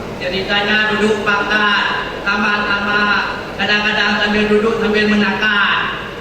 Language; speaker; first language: Malay; non-native, local second language; Achinese